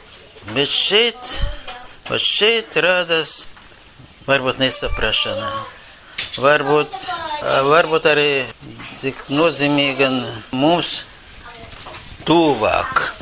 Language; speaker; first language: Latvian; non-native, local second language; Russian